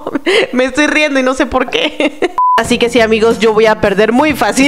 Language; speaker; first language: Spanish; native; Spanish